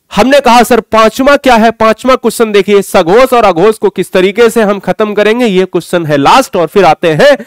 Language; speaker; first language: Hindi; native; Hindi